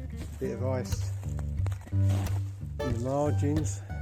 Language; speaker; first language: English; native; English